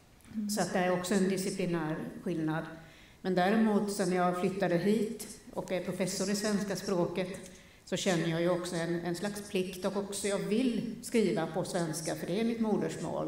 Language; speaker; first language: Swedish; native; Swedish